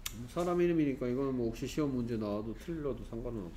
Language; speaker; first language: Korean; native; Korean